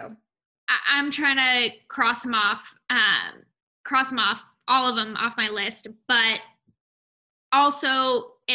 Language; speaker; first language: English; native; English